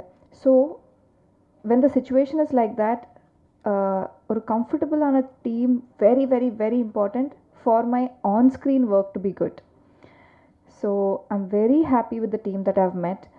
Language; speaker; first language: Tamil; non-native, learner; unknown